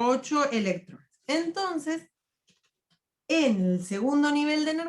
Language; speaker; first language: Spanish; native; Spanish